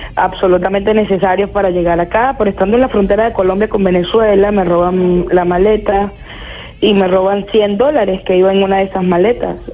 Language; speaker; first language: Spanish; native; Spanish